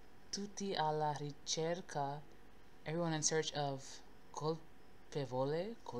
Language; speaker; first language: Italian; non-native, learner; English